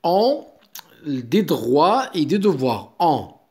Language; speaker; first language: French; non-native, local second language; Arabic